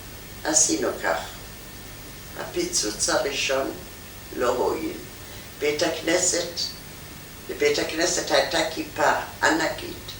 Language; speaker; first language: Hebrew; non-native, fluent; German